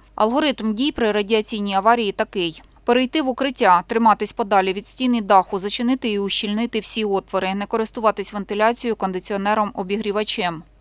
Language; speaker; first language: Ukrainian; native; Ukrainian